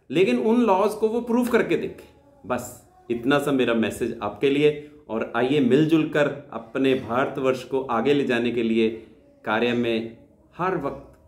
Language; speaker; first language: Hindi; non-native, local second language; Punjabi